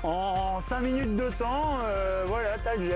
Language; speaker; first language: French; native; French